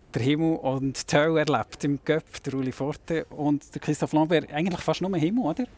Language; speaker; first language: German; native; German